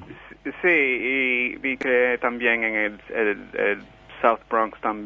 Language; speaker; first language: Spanish; early bilingual, heritage; Spanish